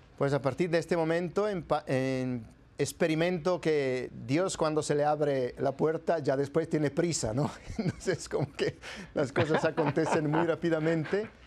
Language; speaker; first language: Spanish; non-native, fluent; Italian